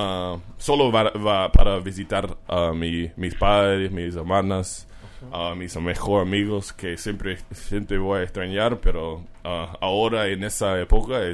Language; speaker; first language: Spanish; non-native, learner; English